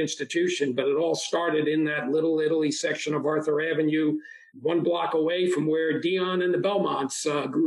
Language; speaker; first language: English; early bilingual, other home language; Italian